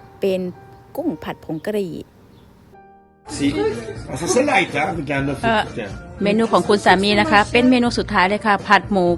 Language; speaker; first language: Thai; native; Thai